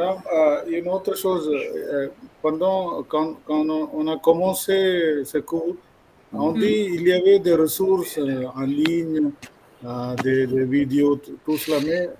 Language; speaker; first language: French; non-native, fluent; Malayalam